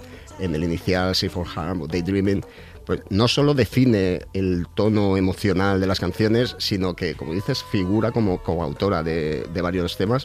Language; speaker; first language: Spanish; native; Spanish